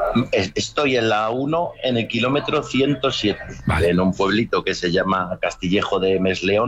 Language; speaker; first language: Spanish; native; Spanish